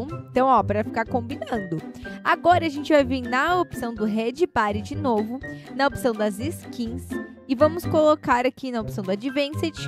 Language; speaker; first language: Portuguese; native; Portuguese